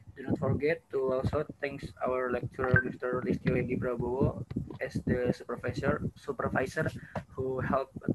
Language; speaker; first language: English; non-native, learner; Indonesian